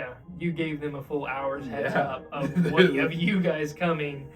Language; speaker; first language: English; native; English